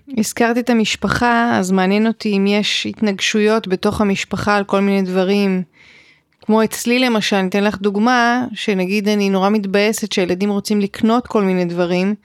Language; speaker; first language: Hebrew; native; Hebrew